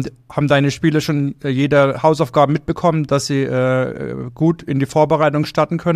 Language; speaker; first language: German; native; German